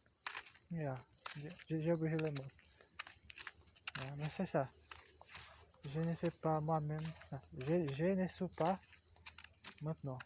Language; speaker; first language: French; non-native, learner; Portuguese